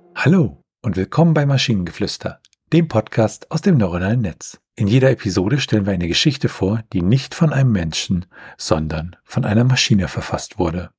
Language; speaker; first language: German; native; German